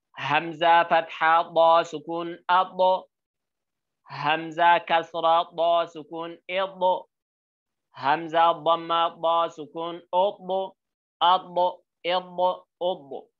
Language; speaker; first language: Arabic; non-native, learner; Oromo